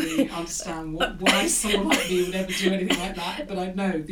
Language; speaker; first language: English; native; English